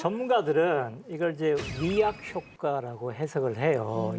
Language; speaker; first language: Korean; native; Korean